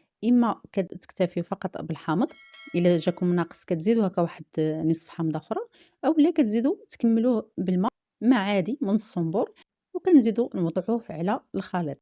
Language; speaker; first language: Arabic; native; Arabic